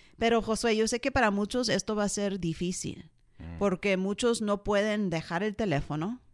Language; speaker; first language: Spanish; early bilingual, heritage; Spanish